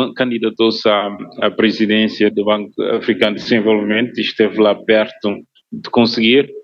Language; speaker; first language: Portuguese; non-native, local second language; Kabuverdianu